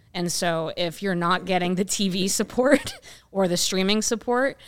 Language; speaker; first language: English; native; English